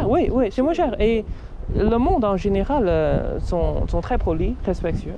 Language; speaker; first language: French; early bilingual, other home language; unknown